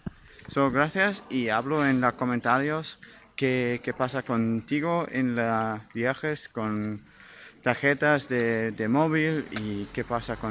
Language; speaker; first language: Spanish; non-native, learner; German